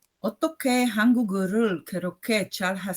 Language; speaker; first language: Korean; non-native, learner; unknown